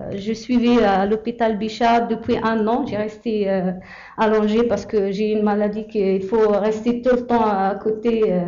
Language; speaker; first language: French; non-native, local second language; Arabic